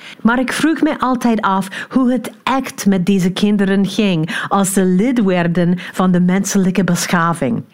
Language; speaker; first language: Dutch; non-native, fluent; English